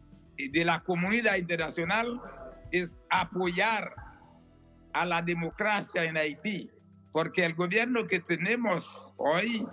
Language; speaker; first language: Spanish; non-native, fluent; Haitian Creole